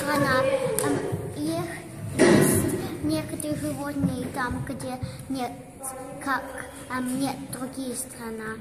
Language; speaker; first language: Russian; early bilingual, heritage; Russian